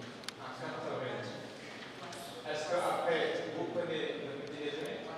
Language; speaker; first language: French; non-native, fluent; Indonesian